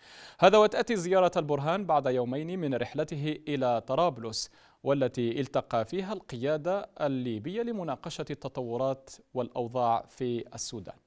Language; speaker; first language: Arabic; native; Arabic